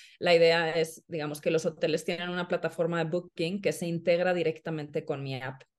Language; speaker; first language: Spanish; non-native, fluent; Swedish